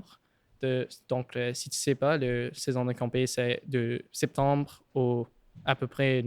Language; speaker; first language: French; non-native, local second language; English